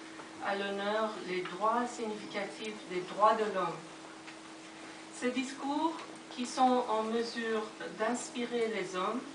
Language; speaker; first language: French; non-native, fluent; Persian